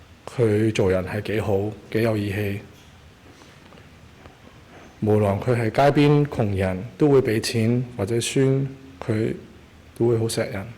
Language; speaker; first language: Cantonese; early bilingual, heritage; Cantonese